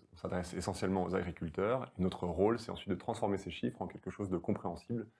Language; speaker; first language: French; native; French